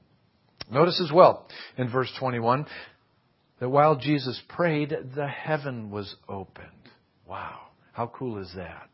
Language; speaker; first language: English; native; English